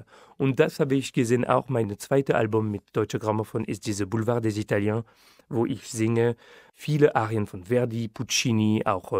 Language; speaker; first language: German; non-native, fluent; French